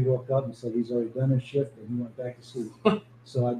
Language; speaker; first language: English; native; English